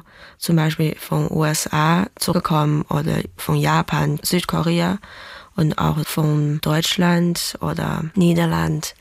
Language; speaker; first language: German; non-native, fluent; Chinese